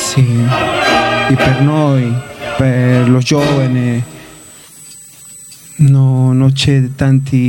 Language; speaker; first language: Italian; non-native, learner; Spanish